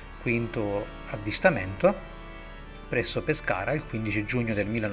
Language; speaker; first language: Italian; native; Italian